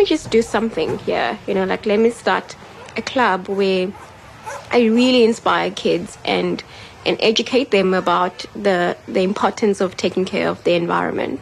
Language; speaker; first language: English; non-native, local second language; Xhosa